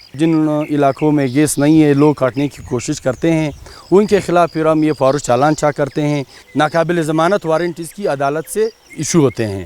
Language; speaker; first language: Urdu; non-native, local second language; Pashto